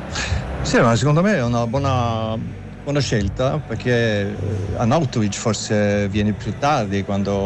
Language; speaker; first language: Italian; non-native, learner; German